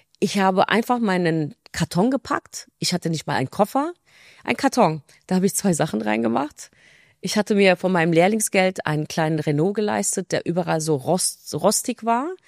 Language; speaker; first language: German; non-native, fluent; Turkish